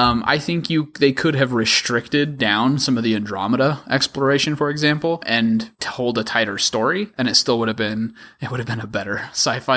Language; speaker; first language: English; native; English